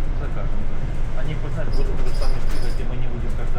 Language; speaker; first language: Russian; native; Russian